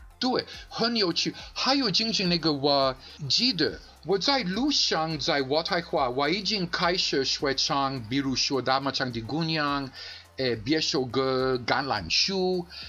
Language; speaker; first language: Chinese; non-native, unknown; Greek